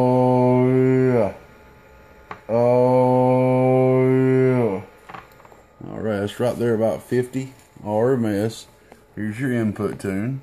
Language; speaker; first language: English; native; English